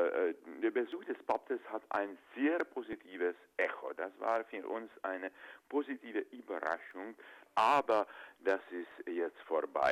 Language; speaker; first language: German; non-native, fluent; Czech